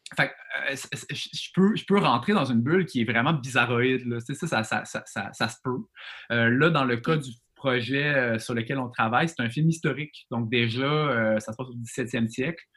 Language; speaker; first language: French; native; French